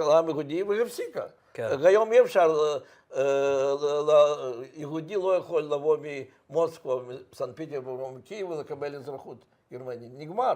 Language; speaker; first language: Hebrew; non-native, fluent; Russian